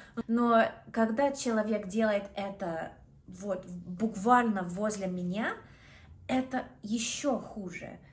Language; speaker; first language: Russian; non-native, fluent; English